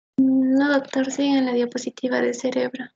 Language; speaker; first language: Spanish; native; Spanish